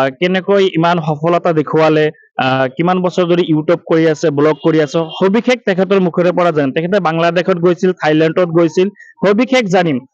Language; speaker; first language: Assamese; non-native, local second language; Bangla